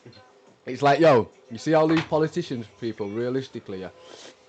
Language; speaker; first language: English; native; English